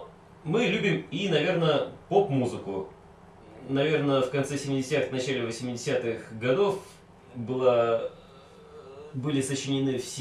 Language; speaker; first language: Russian; native; Russian